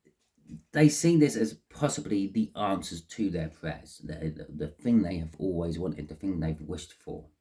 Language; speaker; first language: English; native; English